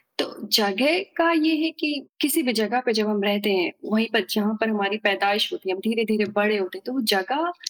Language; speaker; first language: Hindi; native; Hindi